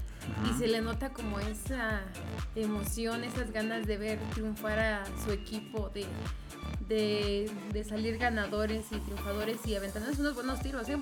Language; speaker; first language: Spanish; native; Spanish